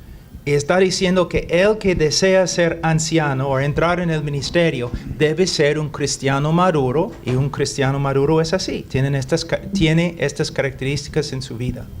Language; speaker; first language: Spanish; non-native, fluent; English